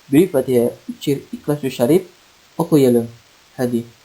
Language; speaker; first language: Turkish; non-native, fluent; Indonesian